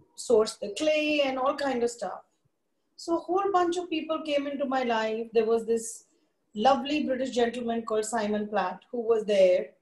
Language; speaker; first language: English; non-native, local second language; Hindi